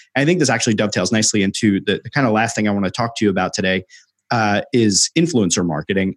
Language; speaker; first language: English; native; English